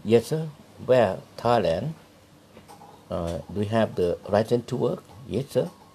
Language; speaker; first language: English; non-native, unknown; Thai